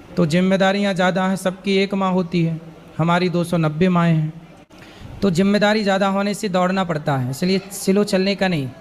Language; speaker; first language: Hindi; native; Hindi